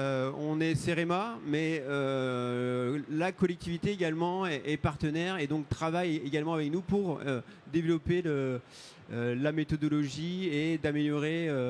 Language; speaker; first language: French; native; French